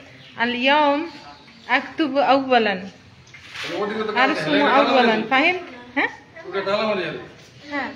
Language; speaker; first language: Arabic; non-native, learner; Bangla